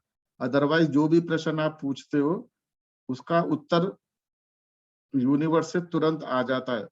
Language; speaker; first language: Hindi; native; Hindi